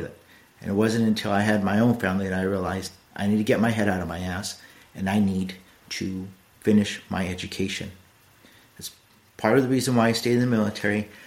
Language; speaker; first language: English; native; English